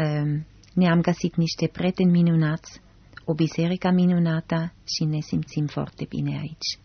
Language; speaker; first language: Romanian; non-native, fluent; German